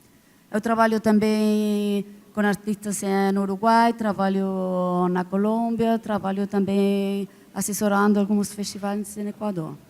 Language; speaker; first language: Portuguese; non-native, fluent; Spanish